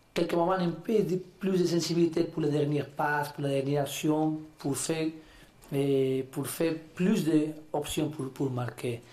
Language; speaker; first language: French; non-native, learner; Spanish